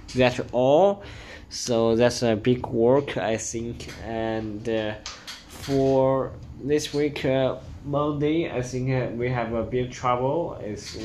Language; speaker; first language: English; non-native, learner; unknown